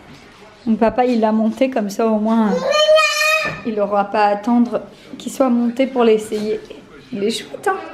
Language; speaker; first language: French; native; French